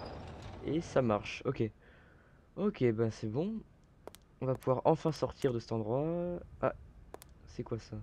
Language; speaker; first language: French; native; French